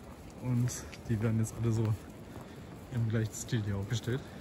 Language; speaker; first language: German; native; German